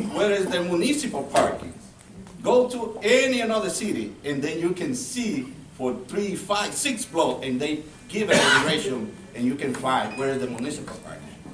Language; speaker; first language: English; non-native, learner; Spanish